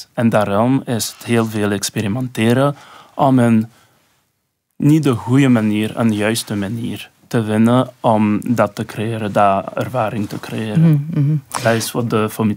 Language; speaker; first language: Dutch; non-native, local second language; French